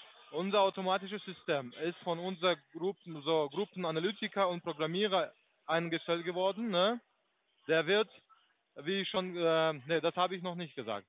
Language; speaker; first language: German; non-native, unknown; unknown